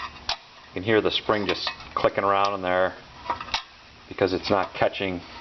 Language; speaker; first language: English; native; English